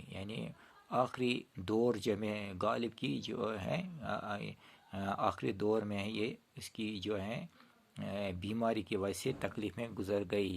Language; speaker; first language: Urdu; non-native, local second language; Kashmiri